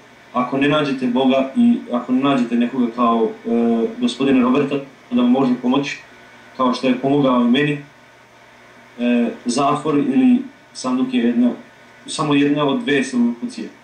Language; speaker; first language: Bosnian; early bilingual, heritage; English